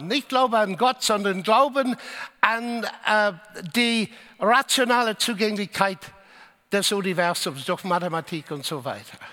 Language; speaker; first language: German; non-native, fluent; English